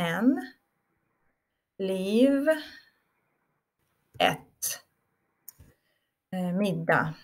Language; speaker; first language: Swedish; non-native, fluent; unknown